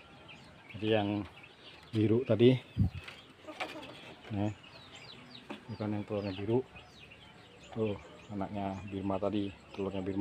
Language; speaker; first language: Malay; non-native, local second language; Javanese